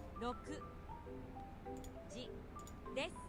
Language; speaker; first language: Japanese; non-native, learner; English